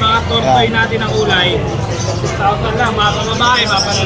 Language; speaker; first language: Filipino; native; Filipino